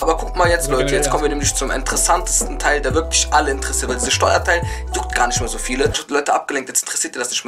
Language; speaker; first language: German; native; German